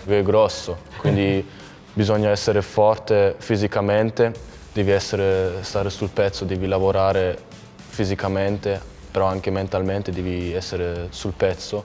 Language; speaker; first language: Italian; non-native, fluent; German